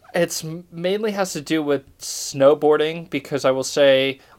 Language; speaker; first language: English; native; English